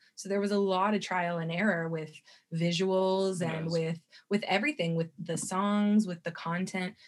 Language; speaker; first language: English; native; English